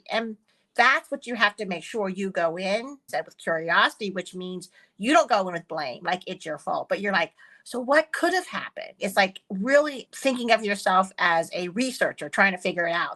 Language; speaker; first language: English; early bilingual, other home language; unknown